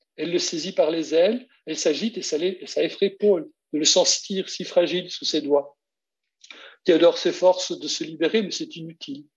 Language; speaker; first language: French; native; French